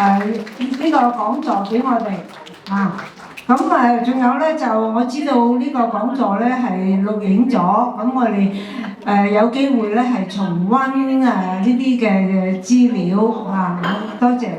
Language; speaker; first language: Cantonese; native; Cantonese